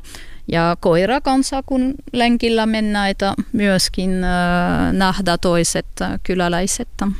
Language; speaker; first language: Finnish; non-native, fluent; French